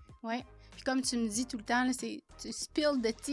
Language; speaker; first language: French; native; French